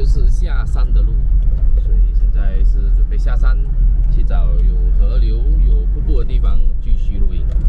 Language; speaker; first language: Chinese; native; Chinese